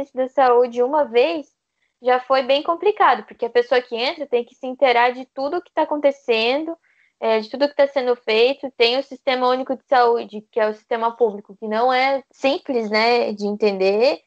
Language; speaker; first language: Portuguese; native; Portuguese